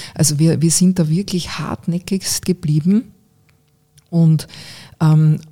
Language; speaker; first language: German; native; German